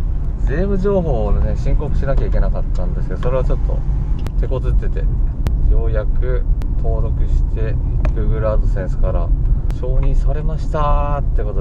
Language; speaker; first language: Japanese; native; Japanese